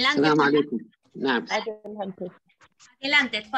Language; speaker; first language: Spanish; non-native, fluent; Arabic